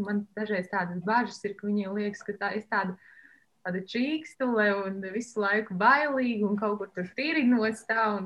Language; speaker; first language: Latvian; native; Latvian